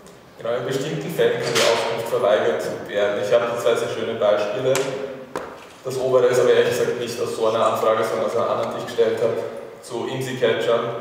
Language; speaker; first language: German; native; German